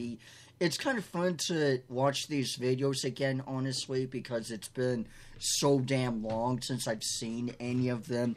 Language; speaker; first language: English; native; English